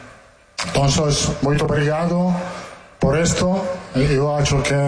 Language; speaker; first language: Portuguese; non-native, learner; Italian